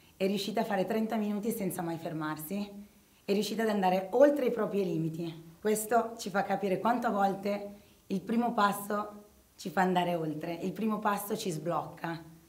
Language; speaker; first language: Italian; early bilingual, other home language; Arabic